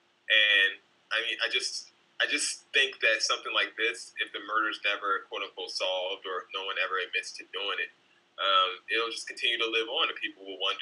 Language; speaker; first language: English; native; English